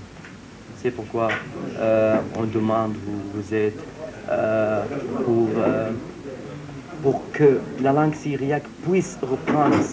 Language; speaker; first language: French; non-native, fluent; Syriac